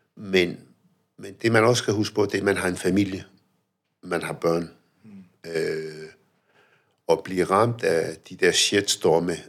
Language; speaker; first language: Danish; early bilingual, other home language; Arabic